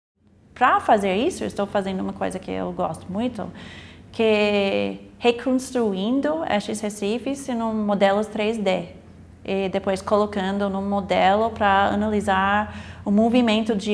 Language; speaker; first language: Portuguese; non-native, fluent; English